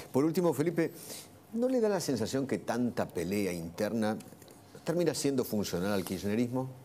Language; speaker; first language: Spanish; native; Spanish